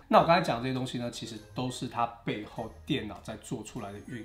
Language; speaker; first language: Chinese; native; Chinese